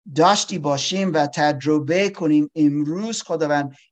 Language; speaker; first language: Persian; non-native, learner; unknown